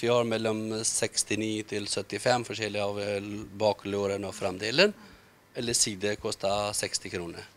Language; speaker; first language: Norwegian; non-native, learner; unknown